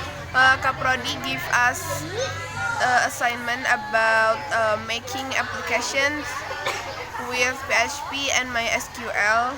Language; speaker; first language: English; non-native, learner; Indonesian